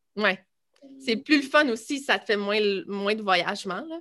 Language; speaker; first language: French; native; French